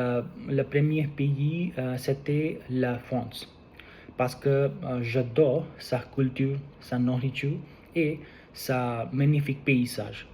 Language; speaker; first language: French; non-native, learner; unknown